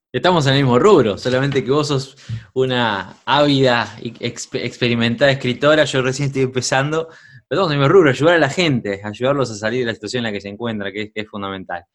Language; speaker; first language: Spanish; native; Spanish